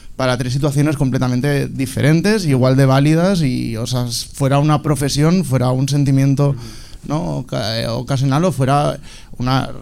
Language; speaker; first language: Spanish; native; Spanish